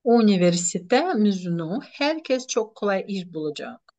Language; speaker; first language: Turkish; non-native, fluent; Ukrainian